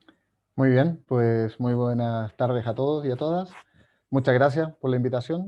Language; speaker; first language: Spanish; native; Spanish